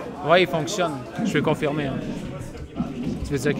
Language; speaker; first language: French; native; French